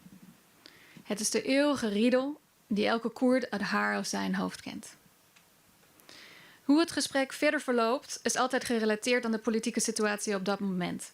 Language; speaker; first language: Dutch; early bilingual, other home language; Kurdish